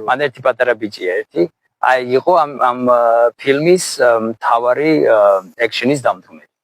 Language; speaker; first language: Georgian; native; Georgian